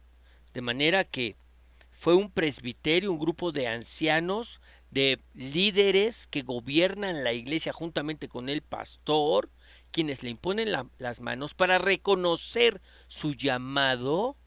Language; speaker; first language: Spanish; native; Spanish